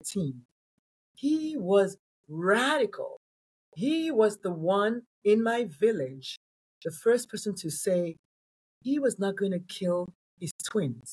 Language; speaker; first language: English; non-native, local second language; Igbo